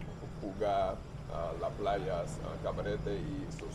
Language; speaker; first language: Spanish; non-native, learner; English